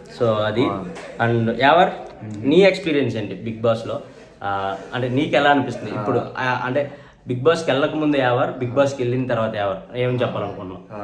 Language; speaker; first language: Telugu; native; Telugu